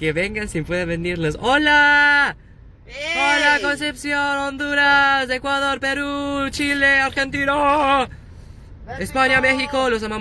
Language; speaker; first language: Spanish; non-native, learner; Korean